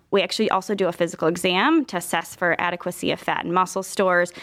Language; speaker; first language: English; native; English